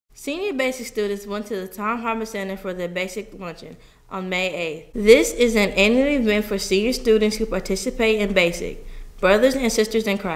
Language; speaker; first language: English; native; English